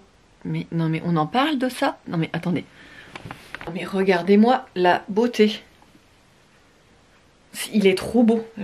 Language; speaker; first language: French; native; French